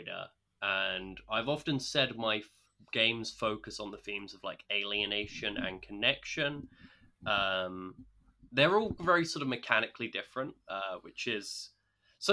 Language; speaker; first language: English; native; English